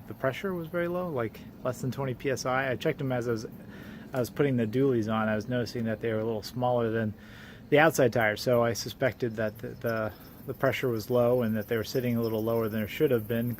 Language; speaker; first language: English; native; English